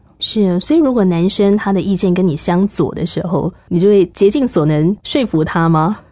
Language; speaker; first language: Chinese; native; Chinese